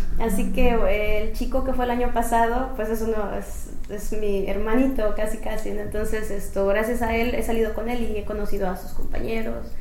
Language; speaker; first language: Spanish; native; Spanish